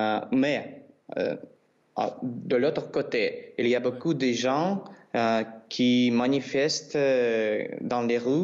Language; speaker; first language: French; non-native, learner; Russian